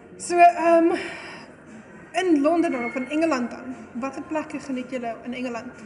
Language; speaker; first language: Afrikaans; native; Afrikaans